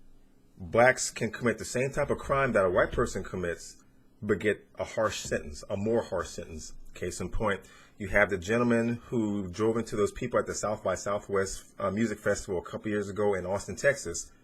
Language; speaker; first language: English; native; English